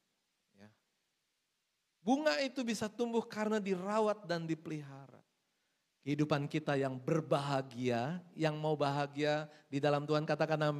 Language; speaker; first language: Indonesian; native; Indonesian